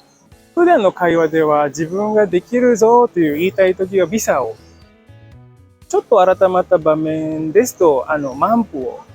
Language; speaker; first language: Japanese; non-native, fluent; Indonesian